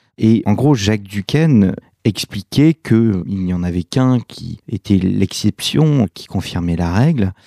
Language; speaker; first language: French; native; French